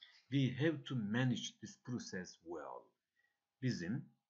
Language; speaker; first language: English; non-native, fluent; Turkish